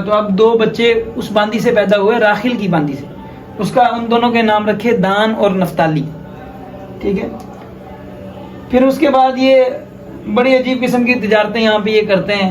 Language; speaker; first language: Urdu; native; Urdu